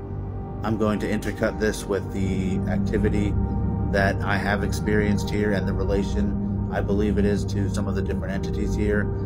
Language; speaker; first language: English; native; English